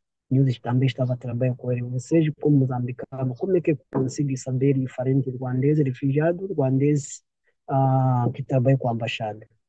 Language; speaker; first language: Portuguese; non-native, learner; Kinyarwanda